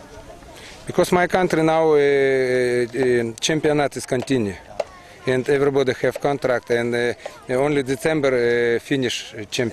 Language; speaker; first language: English; non-native, learner; Ukrainian